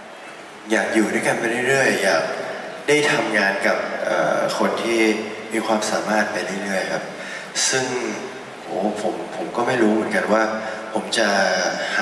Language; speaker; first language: Thai; native; Thai